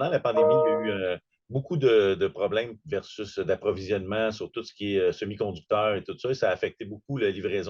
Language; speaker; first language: French; native; French